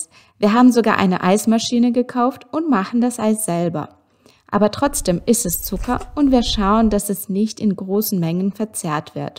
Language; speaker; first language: German; non-native, fluent; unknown